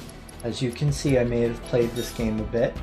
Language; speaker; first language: English; native; English